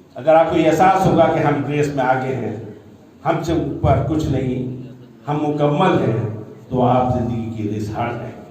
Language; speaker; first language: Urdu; native; Urdu